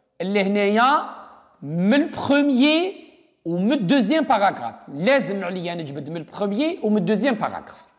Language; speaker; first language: French; non-native, local second language; Arabic